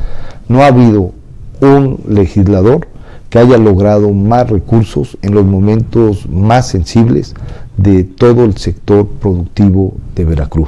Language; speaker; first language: Spanish; native; Spanish